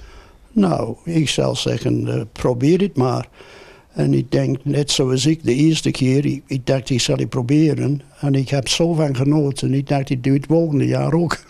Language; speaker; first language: Dutch; non-native, fluent; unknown